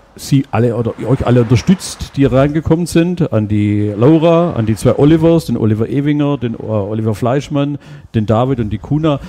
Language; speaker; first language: German; native; German